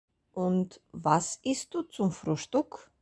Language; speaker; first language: German; non-native, fluent; Serbian